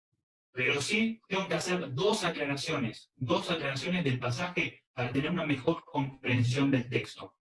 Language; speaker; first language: Spanish; early bilingual, other home language; Korean